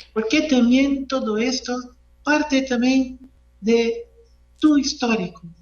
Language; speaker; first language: Spanish; non-native, learner; Portuguese